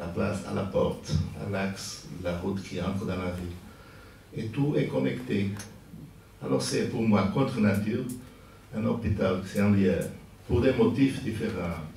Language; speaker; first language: French; non-native, fluent; Portuguese